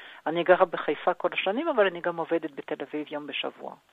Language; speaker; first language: Hebrew; non-native, fluent; French